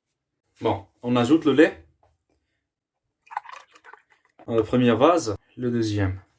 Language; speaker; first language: French; non-native, learner; Arabic